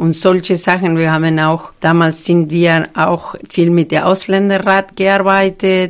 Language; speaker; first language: German; non-native, fluent; Spanish